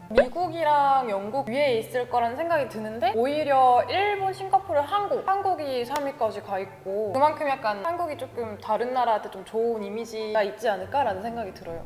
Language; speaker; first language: Korean; early bilingual, other home language; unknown